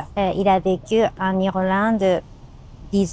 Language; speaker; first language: French; non-native, learner; Japanese